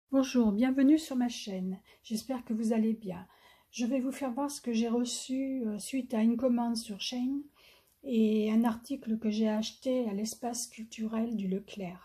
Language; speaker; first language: French; native; French